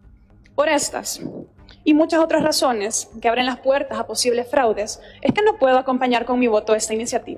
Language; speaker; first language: Spanish; native; Spanish